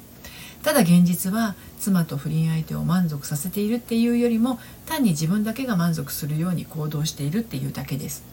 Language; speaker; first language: Japanese; native; Japanese